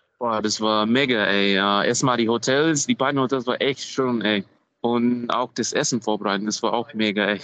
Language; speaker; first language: German; non-native, fluent; English